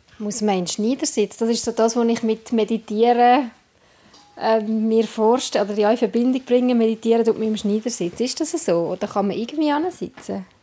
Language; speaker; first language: German; native; German